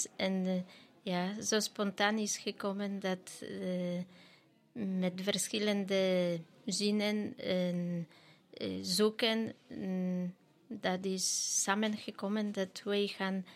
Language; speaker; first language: Dutch; non-native, fluent; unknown